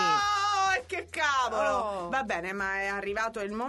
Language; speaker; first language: Italian; native; Italian